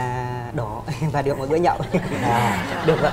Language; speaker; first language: Vietnamese; native; Vietnamese